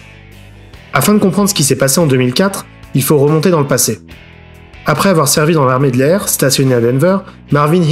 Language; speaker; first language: French; native; French